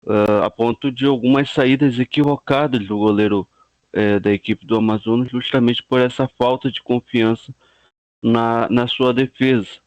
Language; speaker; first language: Portuguese; native; Portuguese